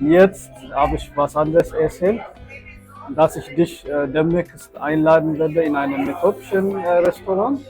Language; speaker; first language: German; non-native, fluent; Amharic